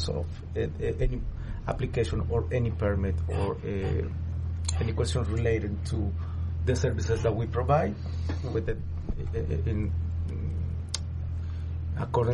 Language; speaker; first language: English; non-native, fluent; Spanish